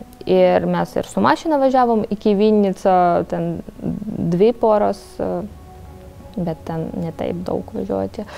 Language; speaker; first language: Lithuanian; non-native, learner; Ukrainian